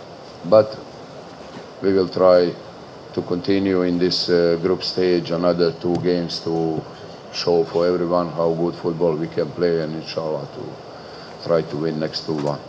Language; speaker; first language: English; non-native, learner; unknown